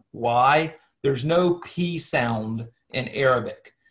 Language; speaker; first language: English; native; English